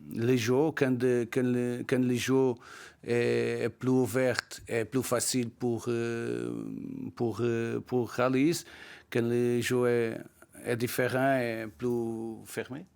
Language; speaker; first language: French; non-native, learner; Portuguese